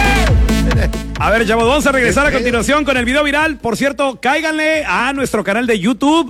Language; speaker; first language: Spanish; native; Spanish